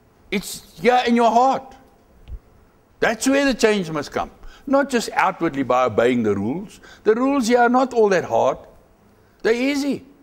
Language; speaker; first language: English; non-native, local second language; Afrikaans